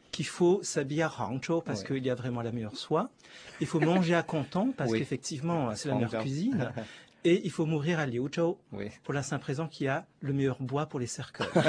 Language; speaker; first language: French; native; French